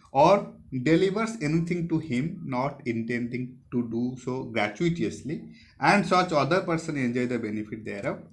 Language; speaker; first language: English; non-native, local second language; Hindi